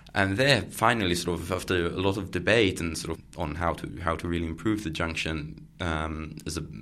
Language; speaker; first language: English; non-native, fluent; Catalan